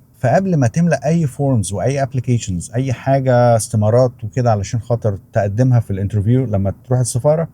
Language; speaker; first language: Arabic; native; Arabic